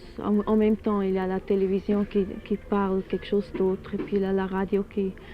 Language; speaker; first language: French; non-native, fluent; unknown